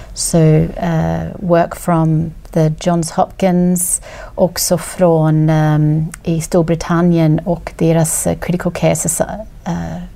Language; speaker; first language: Swedish; non-native, fluent; English